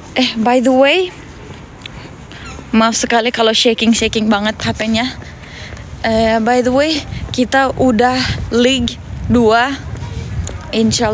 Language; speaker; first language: Indonesian; non-native, learner; Turkish